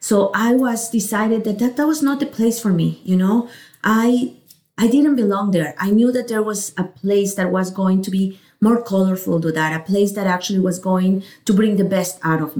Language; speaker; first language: English; non-native, fluent; Spanish